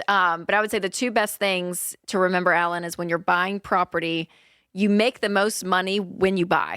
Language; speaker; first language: English; native; English